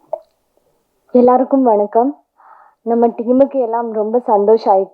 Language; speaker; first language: Tamil; non-native, learner; Malayalam